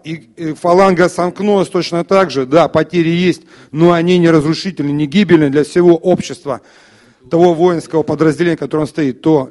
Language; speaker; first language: Russian; native; Russian